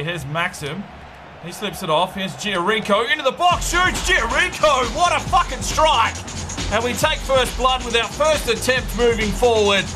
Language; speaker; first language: English; native; English